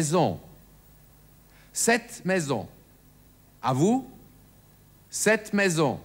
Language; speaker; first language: French; non-native, fluent; German